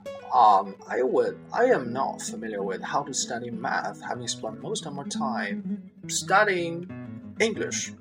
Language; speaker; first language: English; non-native, fluent; Chinese